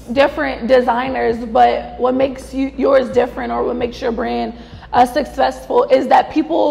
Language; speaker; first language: English; native; English